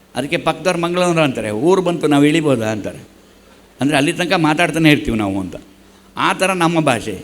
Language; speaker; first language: Kannada; native; Kannada